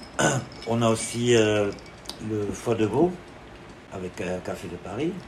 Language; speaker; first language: French; non-native, local second language; German